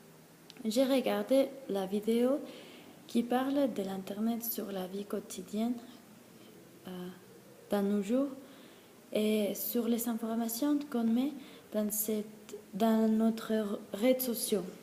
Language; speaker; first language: French; non-native, learner; Spanish